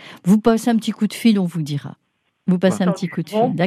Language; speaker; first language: French; native; French